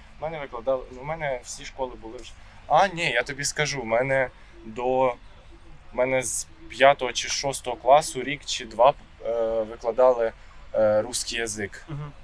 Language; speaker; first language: Ukrainian; native; Ukrainian